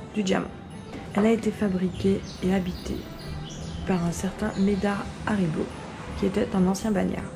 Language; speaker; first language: French; native; French